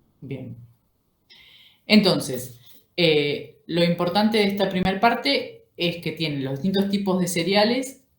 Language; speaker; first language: Spanish; native; Spanish